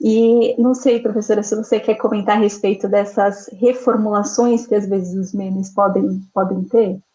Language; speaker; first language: Portuguese; native; Portuguese